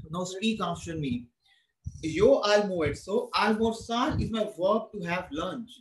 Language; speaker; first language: English; non-native, local second language; Hindi